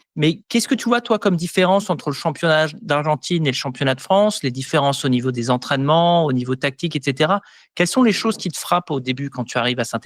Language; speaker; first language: French; native; French